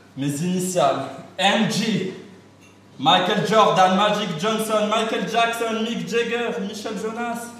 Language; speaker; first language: French; non-native, local second language; Arabic